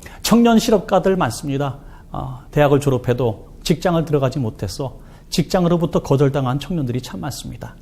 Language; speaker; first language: Korean; native; Korean